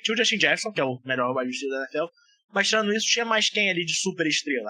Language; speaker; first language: Portuguese; native; Portuguese